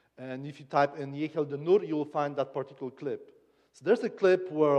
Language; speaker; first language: English; non-native, fluent; Polish